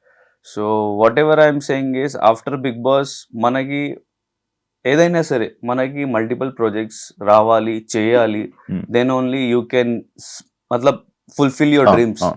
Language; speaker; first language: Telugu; non-native, learner; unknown